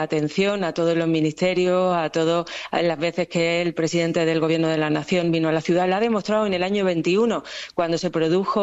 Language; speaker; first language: Spanish; native; Spanish